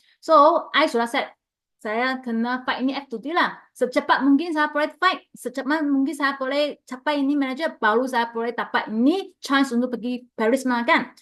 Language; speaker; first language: Malay; non-native, local second language; Chinese